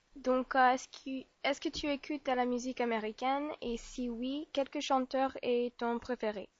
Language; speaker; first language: French; non-native, learner; English